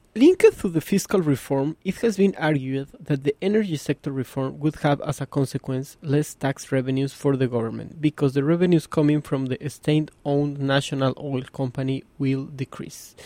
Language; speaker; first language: English; non-native, fluent; Spanish